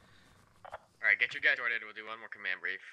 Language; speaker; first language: English; native; English